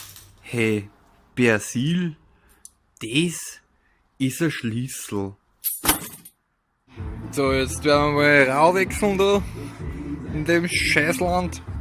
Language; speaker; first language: German; native; German